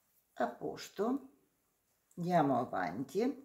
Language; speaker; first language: Italian; non-native, learner; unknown